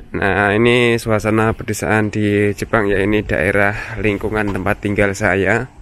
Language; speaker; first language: Indonesian; native; Indonesian